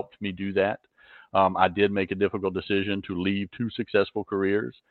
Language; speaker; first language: English; native; English